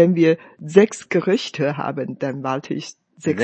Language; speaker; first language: German; non-native, fluent; Chinese